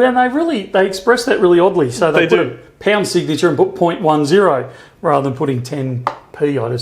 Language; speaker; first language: English; native; English